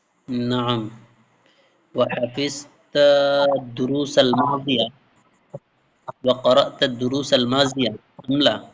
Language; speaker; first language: Arabic; non-native, fluent; Bangla